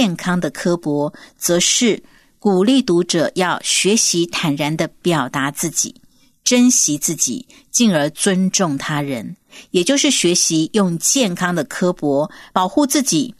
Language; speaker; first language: Chinese; native; Chinese